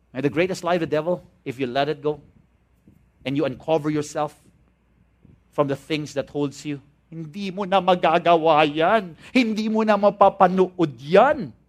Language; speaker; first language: English; non-native, local second language; Cebuano